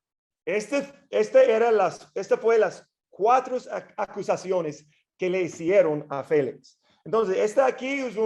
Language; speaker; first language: Spanish; non-native, fluent; English